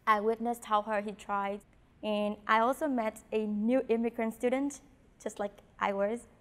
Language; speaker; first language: English; non-native, fluent; Vietnamese